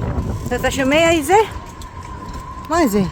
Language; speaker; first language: Hebrew; non-native, learner; Filipino